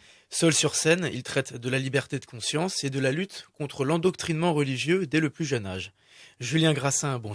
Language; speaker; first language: French; native; French